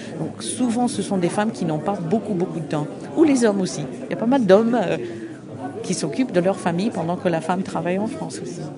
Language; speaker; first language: French; non-native, fluent; English